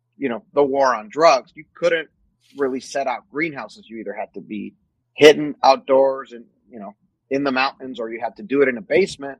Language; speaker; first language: English; non-native, fluent; Spanish